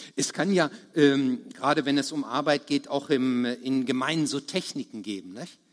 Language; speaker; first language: German; native; German